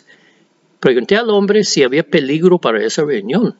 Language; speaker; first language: Spanish; non-native, fluent; English